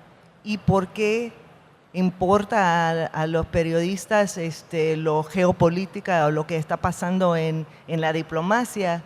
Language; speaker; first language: Spanish; non-native, fluent; English